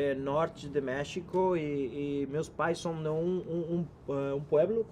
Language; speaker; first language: Portuguese; non-native, learner; Spanish